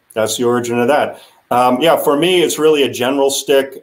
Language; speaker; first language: English; native; English